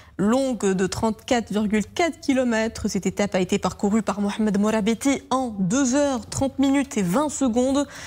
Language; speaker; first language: French; non-native, local second language; Arabic